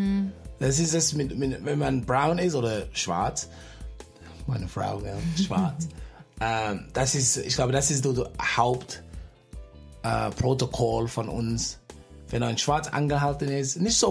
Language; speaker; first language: German; non-native, fluent; English